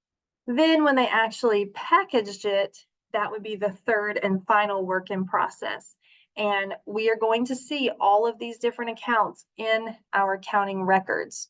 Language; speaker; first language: English; native; English